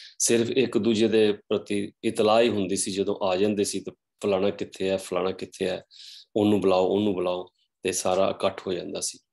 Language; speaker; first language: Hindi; non-native, local second language; Punjabi